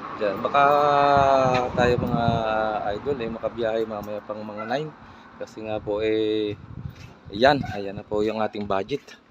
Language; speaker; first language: Filipino; native; Filipino